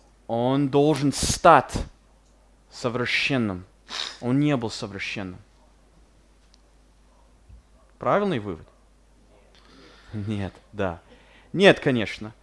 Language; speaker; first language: Russian; non-native, fluent; English